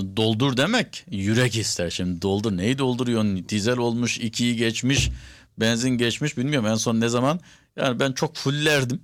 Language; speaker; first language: Turkish; early bilingual, heritage; Turkish